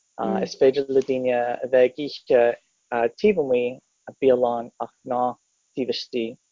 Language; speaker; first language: Irish; non-native, learner; English